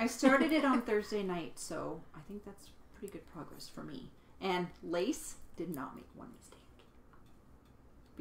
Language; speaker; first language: English; native; English